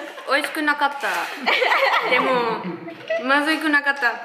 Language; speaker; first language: Japanese; non-native, learner; German